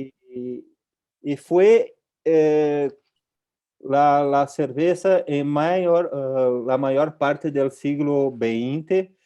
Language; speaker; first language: Spanish; non-native, local second language; Portuguese